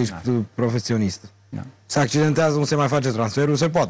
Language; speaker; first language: Romanian; native; Romanian